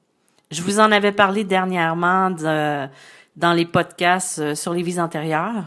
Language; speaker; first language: French; native; French